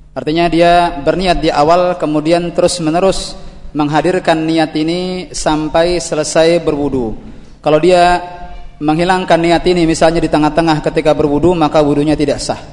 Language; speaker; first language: Indonesian; native; Indonesian